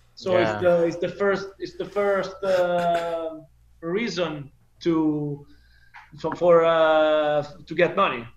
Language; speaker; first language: English; non-native, fluent; Italian